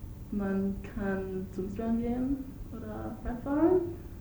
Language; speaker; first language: German; non-native, learner; English